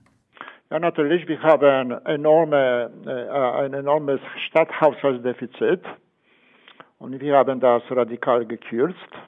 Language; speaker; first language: German; non-native, fluent; Polish